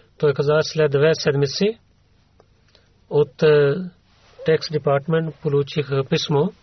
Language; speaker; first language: Bulgarian; non-native, learner; Urdu